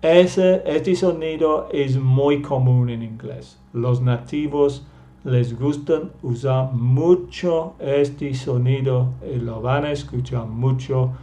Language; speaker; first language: Spanish; non-native, fluent; English